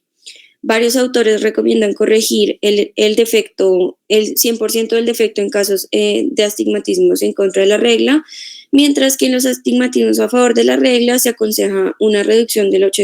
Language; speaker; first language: Spanish; native; Spanish